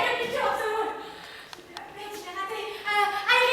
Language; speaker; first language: French; native; French